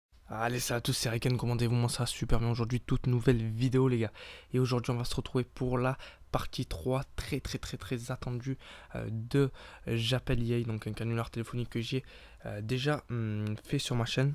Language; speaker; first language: French; native; French